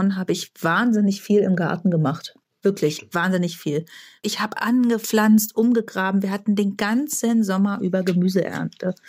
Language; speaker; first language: German; native; German